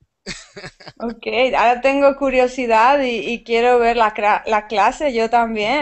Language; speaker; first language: Spanish; native; Spanish